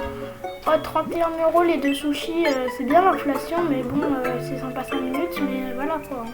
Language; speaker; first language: French; native; French